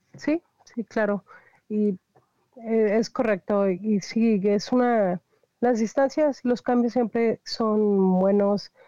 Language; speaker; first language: Spanish; native; Spanish